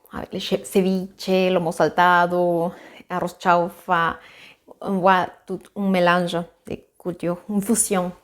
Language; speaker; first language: French; non-native, fluent; Spanish